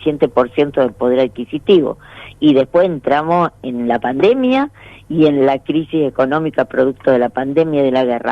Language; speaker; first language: Spanish; native; Spanish